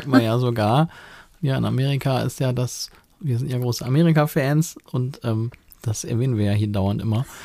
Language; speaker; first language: German; native; German